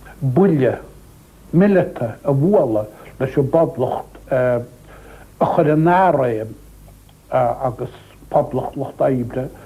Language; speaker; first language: Irish; native; Irish